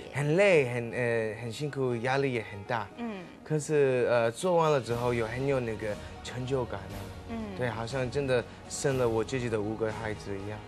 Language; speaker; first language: Chinese; non-native, learner; Korean